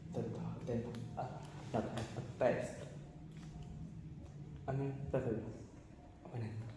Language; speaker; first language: English; non-native, learner; Indonesian